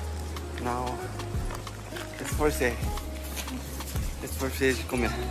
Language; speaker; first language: Portuguese; non-native, learner; Japanese